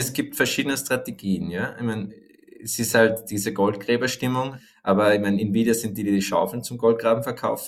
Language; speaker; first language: German; native; German